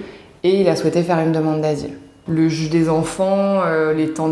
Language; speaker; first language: French; native; French